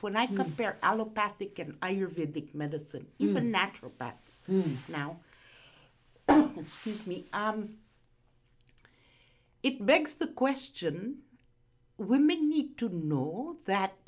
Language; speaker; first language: English; non-native, local second language; Gujarati